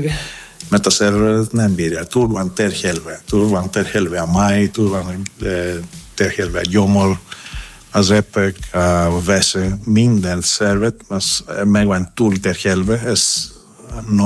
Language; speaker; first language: Hungarian; non-native, fluent; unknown